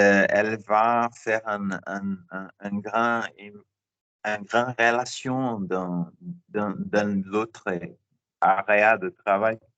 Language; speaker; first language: French; non-native, learner; Portuguese